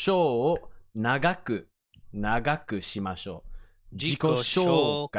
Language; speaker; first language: Japanese; non-native, fluent; English